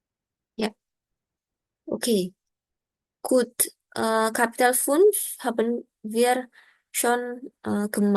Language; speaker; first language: German; non-native, learner; Indonesian